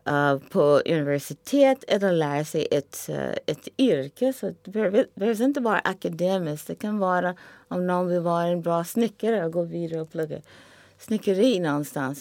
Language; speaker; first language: Swedish; non-native, fluent; English